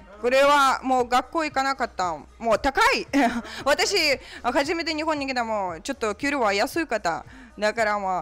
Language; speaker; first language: Japanese; non-native, learner; Russian